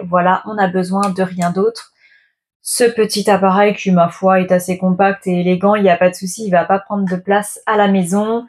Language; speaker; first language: French; native; French